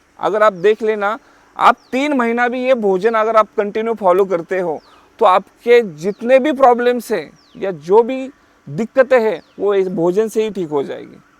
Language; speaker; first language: Hindi; non-native, local second language; Marathi